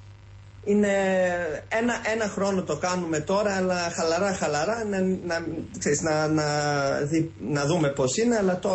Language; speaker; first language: Greek; early bilingual, heritage; Greek